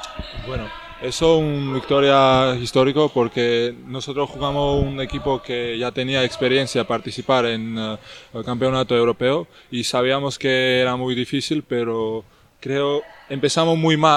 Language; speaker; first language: Spanish; non-native, fluent; Georgian